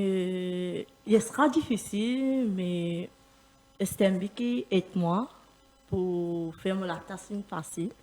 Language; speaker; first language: French; non-native, learner; Morisyen